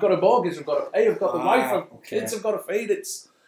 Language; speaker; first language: English; native; English